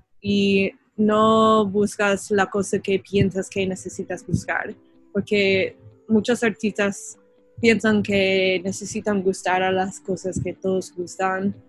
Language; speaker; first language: Spanish; non-native, learner; English